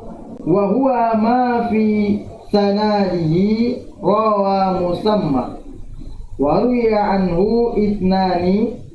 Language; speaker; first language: Arabic; non-native, fluent; Indonesian